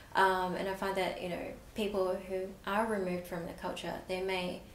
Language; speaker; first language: English; native; English